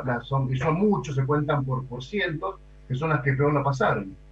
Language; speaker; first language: Spanish; native; Spanish